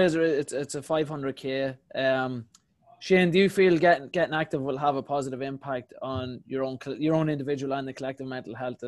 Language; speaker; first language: English; native; English